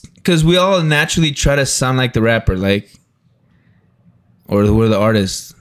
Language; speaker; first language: English; early bilingual, other home language; Spanish